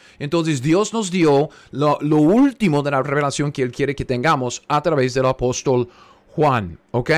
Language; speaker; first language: Spanish; non-native, fluent; English